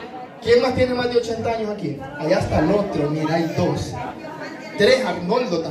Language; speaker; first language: Spanish; native; Spanish